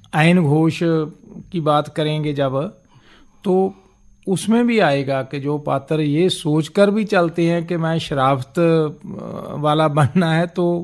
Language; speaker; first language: Hindi; non-native, local second language; Punjabi